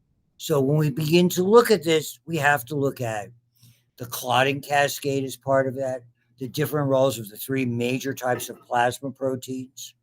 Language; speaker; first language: English; native; English